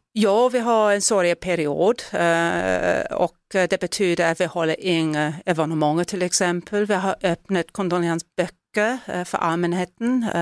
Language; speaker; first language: Swedish; non-native, fluent; English